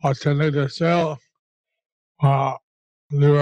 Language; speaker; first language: Spanish; non-native, learner; English